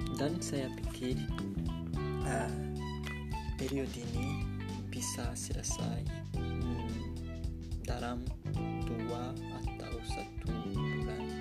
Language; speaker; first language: Indonesian; non-native, learner; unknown